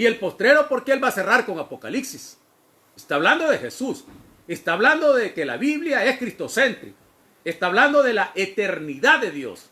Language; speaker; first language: Spanish; native; Spanish